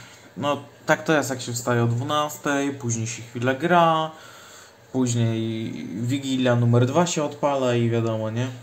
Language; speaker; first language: Polish; native; Polish